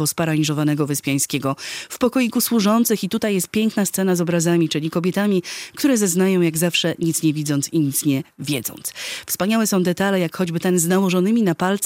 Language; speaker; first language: Polish; native; Polish